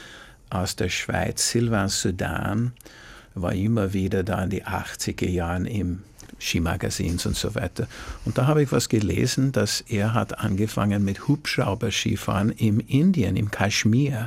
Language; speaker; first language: German; non-native, fluent; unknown